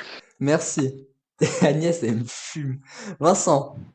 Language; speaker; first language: French; native; French